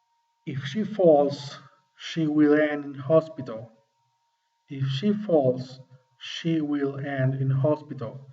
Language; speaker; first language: English; non-native, fluent; Spanish